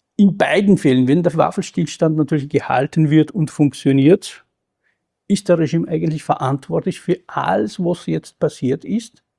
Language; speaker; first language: German; non-native, fluent; Kurdish